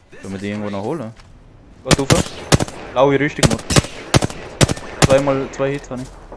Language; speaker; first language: German; native; German